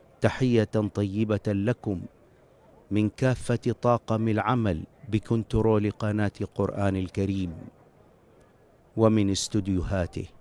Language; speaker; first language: Arabic; native; Arabic